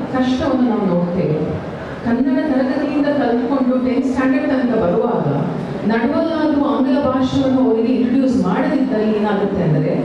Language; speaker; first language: Kannada; native; Kannada